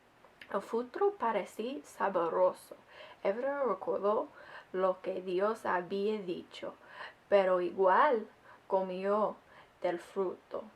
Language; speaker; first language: Spanish; non-native, learner; English